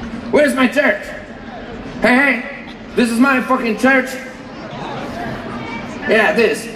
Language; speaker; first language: English; non-native, learner; Polish